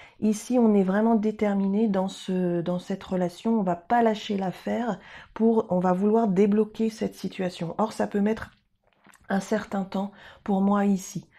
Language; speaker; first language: French; native; French